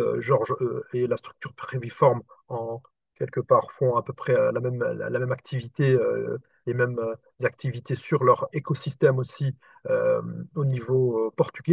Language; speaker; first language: French; native; French